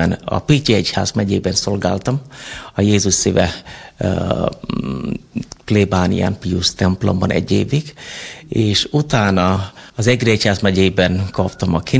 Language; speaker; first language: Hungarian; non-native, fluent; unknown